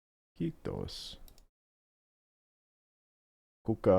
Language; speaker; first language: Finnish; non-native, learner; English